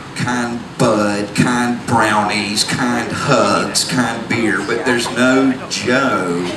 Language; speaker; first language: English; native; English